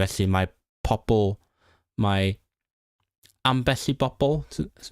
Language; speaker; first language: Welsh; non-native, learner; Cantonese